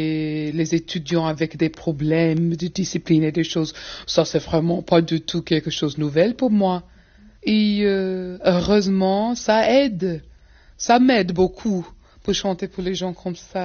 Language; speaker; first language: French; non-native, fluent; English